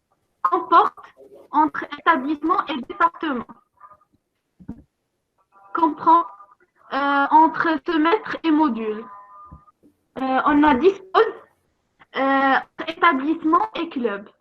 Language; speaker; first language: French; non-native, local second language; Arabic